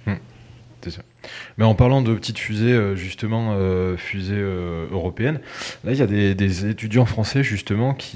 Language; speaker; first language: French; native; French